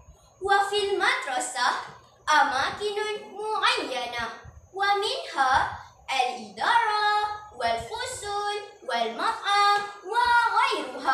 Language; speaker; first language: Arabic; non-native, learner; Malay